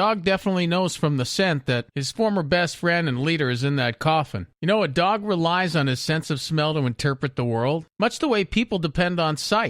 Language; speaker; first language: English; native; English